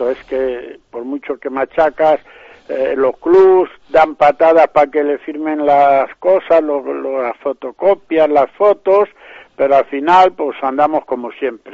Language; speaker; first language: Spanish; native; Spanish